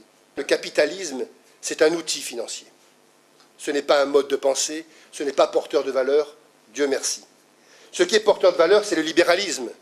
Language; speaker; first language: French; native; French